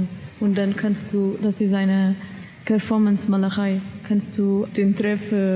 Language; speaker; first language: German; non-native, learner; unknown